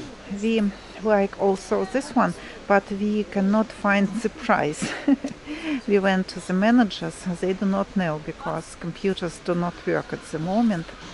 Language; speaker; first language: English; non-native, fluent; Russian